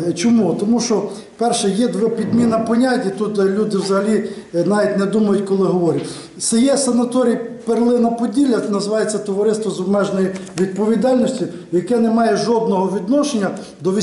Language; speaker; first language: Ukrainian; native; Ukrainian